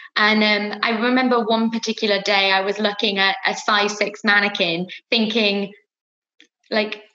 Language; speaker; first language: English; native; English